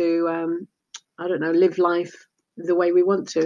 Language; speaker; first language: English; early bilingual, other home language; Spanish